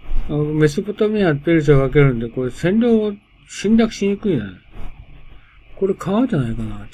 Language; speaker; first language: Japanese; native; Japanese